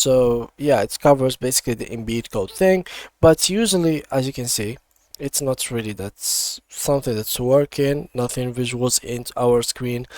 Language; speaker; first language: English; non-native, fluent; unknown